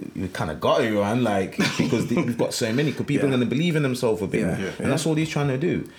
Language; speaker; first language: English; native; English